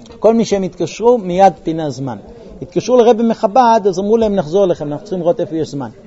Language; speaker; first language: Hebrew; non-native, fluent; English